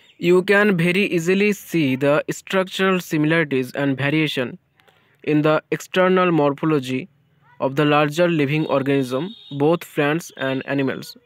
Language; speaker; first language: English; non-native, local second language; Bangla